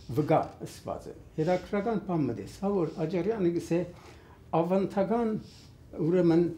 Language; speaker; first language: Armenian; early bilingual, heritage; Armenian